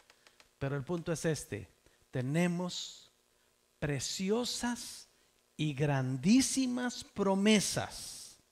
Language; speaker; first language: Spanish; native; Spanish